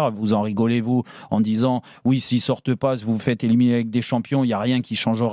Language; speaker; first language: French; native; French